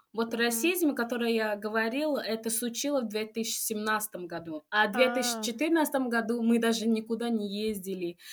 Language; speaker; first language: Russian; non-native, fluent; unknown